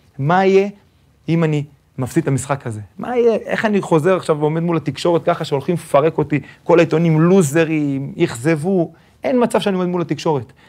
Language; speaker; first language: Hebrew; early bilingual, other home language; Spanish